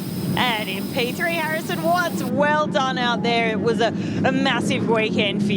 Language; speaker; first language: English; native; English